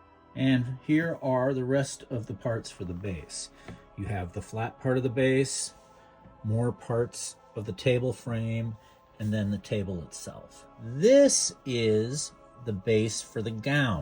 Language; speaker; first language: English; native; English